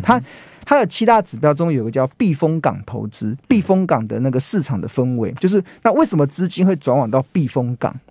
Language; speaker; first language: Chinese; native; Chinese